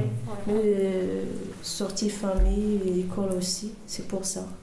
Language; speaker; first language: French; non-native, learner; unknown